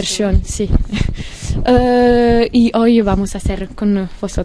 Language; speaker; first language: Spanish; non-native, learner; French